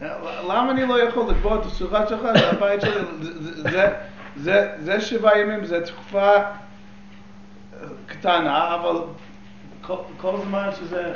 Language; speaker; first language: Hebrew; non-native, fluent; English